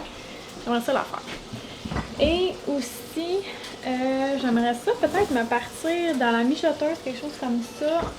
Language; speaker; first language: French; native; French